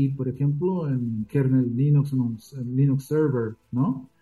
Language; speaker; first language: Spanish; early bilingual, heritage; Spanish